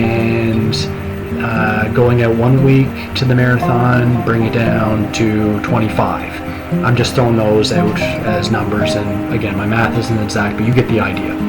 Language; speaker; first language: English; native; English